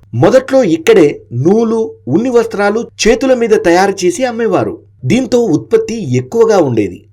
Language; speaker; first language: Telugu; native; Telugu